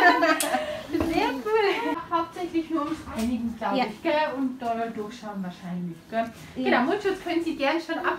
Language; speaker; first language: German; native; German